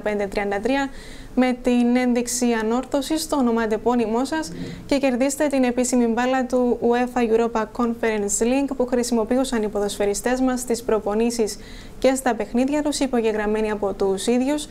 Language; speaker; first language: Greek; native; Greek